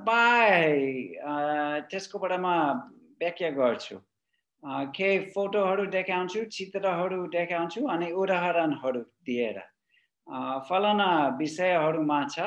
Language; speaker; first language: Nepali; non-native, fluent; English